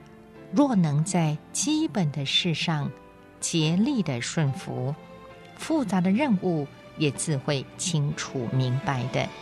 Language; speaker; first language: Chinese; native; Chinese